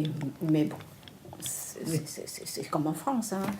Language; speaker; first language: French; non-native, fluent; Vietnamese